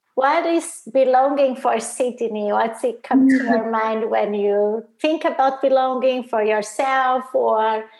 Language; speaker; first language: English; non-native, fluent; Portuguese